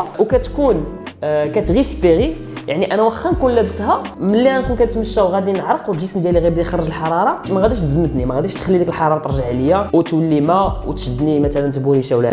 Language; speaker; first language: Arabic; native; Arabic